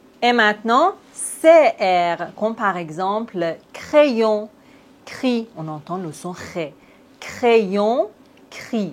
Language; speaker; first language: French; native; French